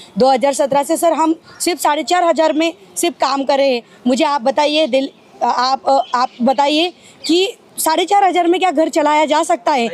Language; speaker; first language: Hindi; non-native, local second language; Marathi